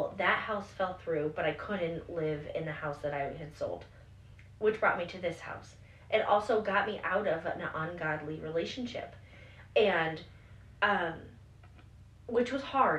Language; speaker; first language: English; native; English